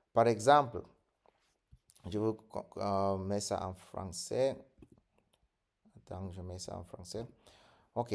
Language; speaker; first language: French; non-native, fluent; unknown